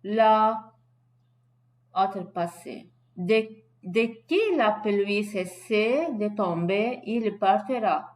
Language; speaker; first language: French; non-native, fluent; Arabic